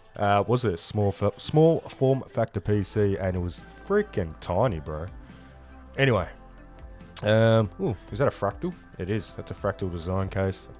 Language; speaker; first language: English; native; English